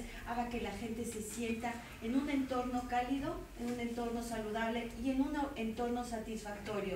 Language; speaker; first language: Spanish; native; Spanish